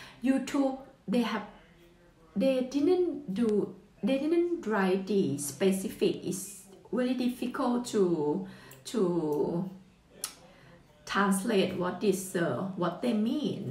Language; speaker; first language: English; non-native, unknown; Thai